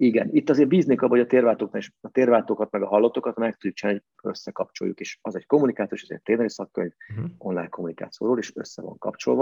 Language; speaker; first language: Hungarian; native; Hungarian